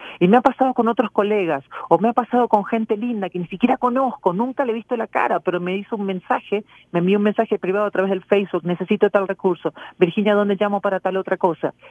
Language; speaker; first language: Spanish; native; Spanish